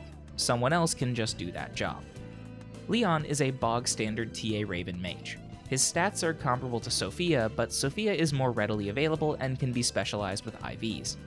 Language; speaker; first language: English; native; English